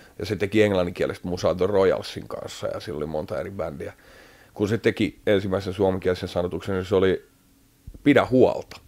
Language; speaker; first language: Finnish; native; Finnish